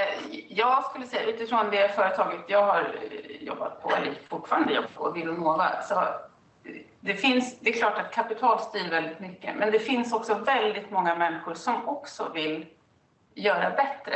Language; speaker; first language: Swedish; native; Swedish